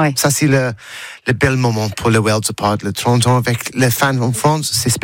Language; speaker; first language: French; non-native, learner; English